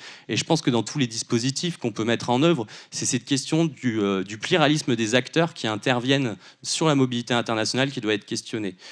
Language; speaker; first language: French; native; French